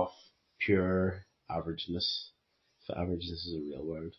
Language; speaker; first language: English; native; English